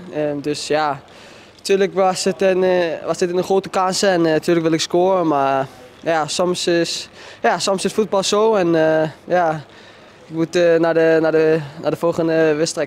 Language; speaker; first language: Dutch; non-native, learner; Danish